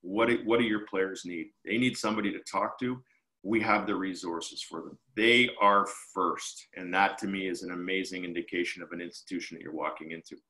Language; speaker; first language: English; native; English